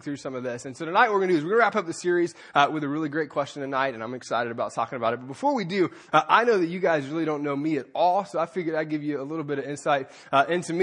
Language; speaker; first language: English; native; English